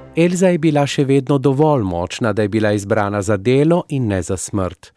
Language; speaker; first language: Slovenian; native; Slovenian